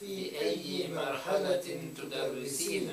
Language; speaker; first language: Arabic; non-native, learner; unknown